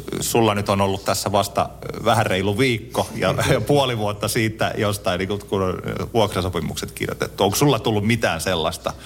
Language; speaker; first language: Finnish; native; Finnish